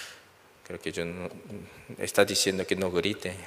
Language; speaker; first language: Spanish; non-native, learner; Korean